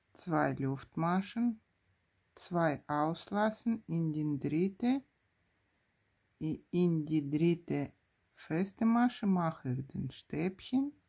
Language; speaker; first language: German; non-native, fluent; Russian